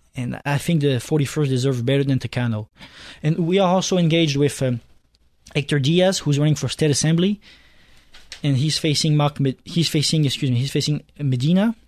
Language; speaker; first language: English; non-native, fluent; French